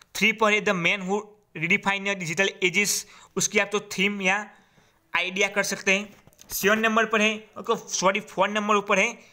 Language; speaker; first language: Hindi; non-native, local second language; Gujarati